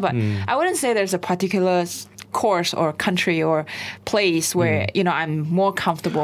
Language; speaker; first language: English; non-native, local second language; Chinese